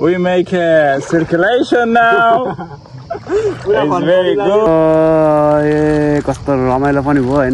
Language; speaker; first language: English; non-native, learner; Nepali